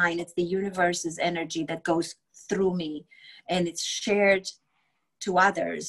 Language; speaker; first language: English; non-native, fluent; Romanian